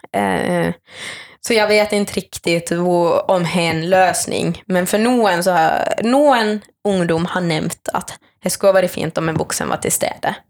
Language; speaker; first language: Swedish; native; Swedish